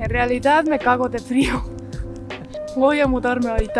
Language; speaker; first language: Spanish; non-native, learner; Estonian